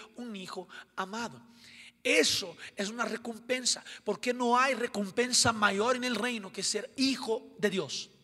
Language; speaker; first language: Spanish; non-native, fluent; Portuguese